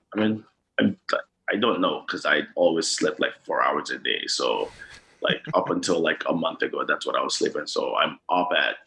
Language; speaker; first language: English; non-native, local second language; Yoruba